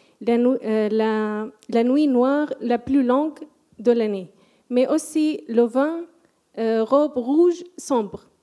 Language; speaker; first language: French; non-native, fluent; Arabic